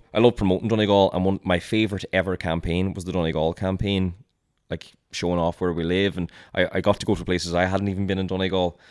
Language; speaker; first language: English; native; English